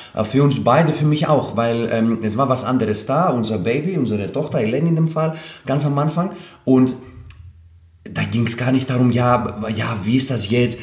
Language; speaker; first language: German; non-native, fluent; Greek